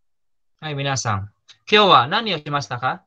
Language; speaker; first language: Japanese; non-native, fluent; Filipino